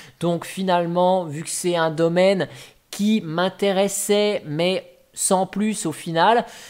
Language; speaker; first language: French; native; French